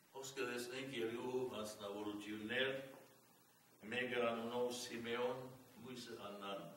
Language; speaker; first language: Armenian; early bilingual, heritage; Armenian